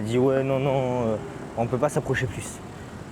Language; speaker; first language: French; native; French